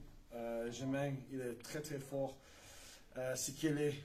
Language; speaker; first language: French; non-native, learner; English